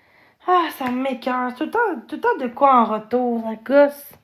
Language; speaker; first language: French; native; French